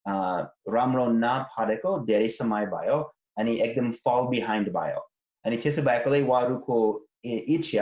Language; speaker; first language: Nepali; non-native, fluent; English